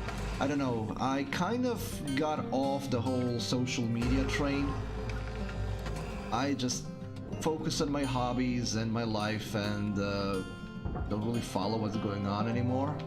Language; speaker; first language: English; native; English